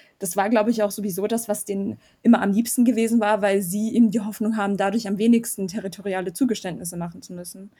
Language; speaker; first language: German; early bilingual, other home language; Armenian